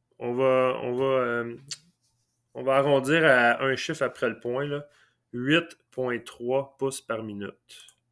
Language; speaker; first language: French; native; French